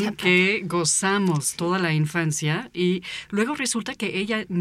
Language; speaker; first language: Spanish; non-native, fluent; English